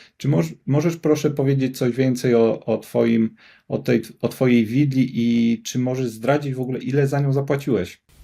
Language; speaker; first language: Polish; native; Polish